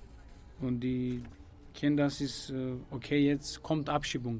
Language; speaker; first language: German; non-native, fluent; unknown